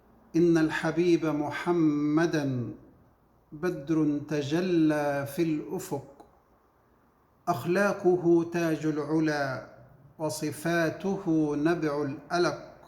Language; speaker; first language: Arabic; native; Arabic